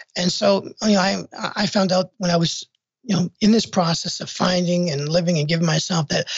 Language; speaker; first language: English; native; English